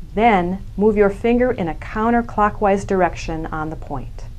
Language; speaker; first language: English; native; English